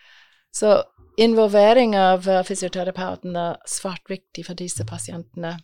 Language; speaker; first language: Norwegian; non-native, fluent; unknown